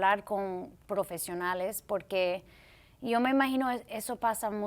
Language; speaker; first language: Spanish; early bilingual, heritage; Spanish